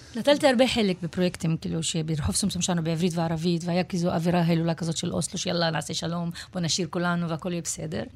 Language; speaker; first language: Hebrew; non-native, local second language; Arabic